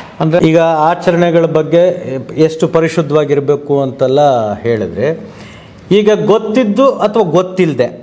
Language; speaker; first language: Kannada; native; Kannada